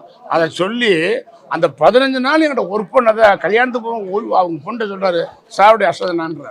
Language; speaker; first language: Tamil; native; Tamil